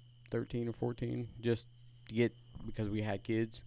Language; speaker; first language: English; native; English